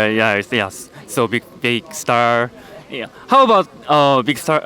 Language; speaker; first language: English; non-native, learner; Korean